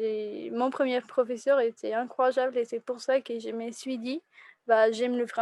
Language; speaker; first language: French; non-native, fluent; Spanish